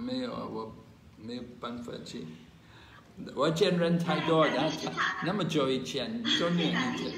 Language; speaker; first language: Chinese; non-native, fluent; English